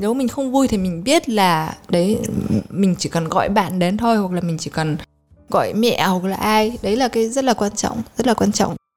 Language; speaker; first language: Vietnamese; early bilingual, heritage; Vietnamese